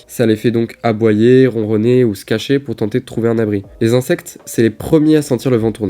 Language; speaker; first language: French; native; French